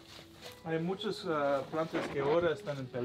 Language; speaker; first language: Spanish; non-native, learner; English